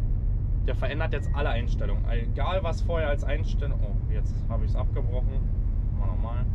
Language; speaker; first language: German; native; German